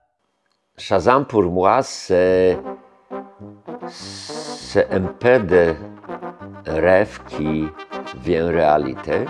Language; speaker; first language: French; non-native, learner; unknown